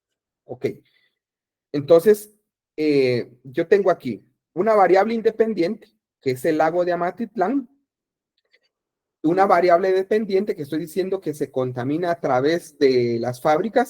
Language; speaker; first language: Spanish; native; Spanish